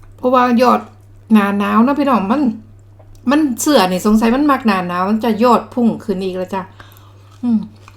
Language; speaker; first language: Thai; native; Thai